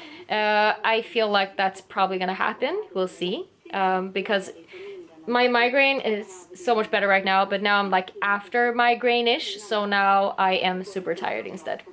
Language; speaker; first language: English; non-native, fluent; Swedish